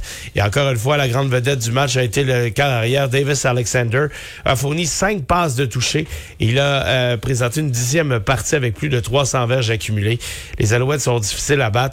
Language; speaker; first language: French; native; French